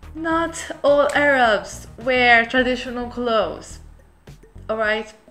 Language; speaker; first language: English; non-native, fluent; Arabic